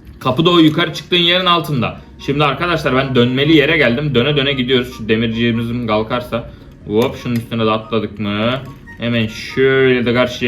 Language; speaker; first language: Turkish; native; Turkish